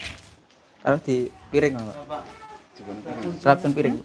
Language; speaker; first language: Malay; non-native, local second language; Javanese